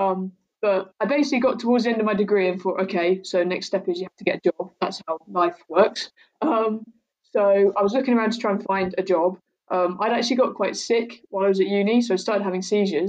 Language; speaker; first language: English; native; English